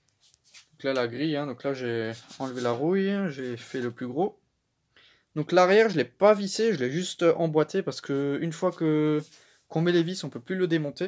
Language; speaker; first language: French; native; French